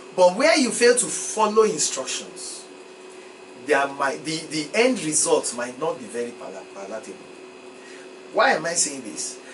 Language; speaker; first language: English; non-native, local second language; Yoruba